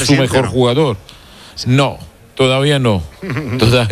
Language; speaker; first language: Spanish; non-native, fluent; Georgian